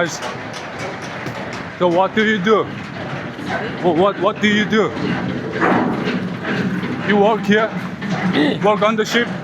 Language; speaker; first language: English; non-native, learner; Mongolian